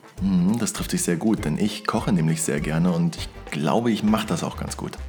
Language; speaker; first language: German; native; German